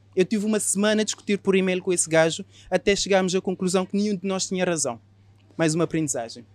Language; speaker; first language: Portuguese; non-native, local second language; Kabuverdianu